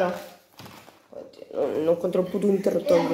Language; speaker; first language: Spanish; native; Spanish